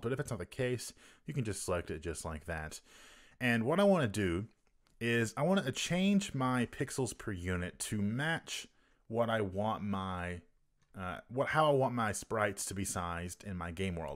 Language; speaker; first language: English; native; English